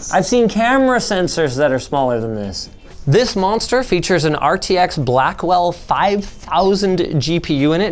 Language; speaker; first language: English; native; English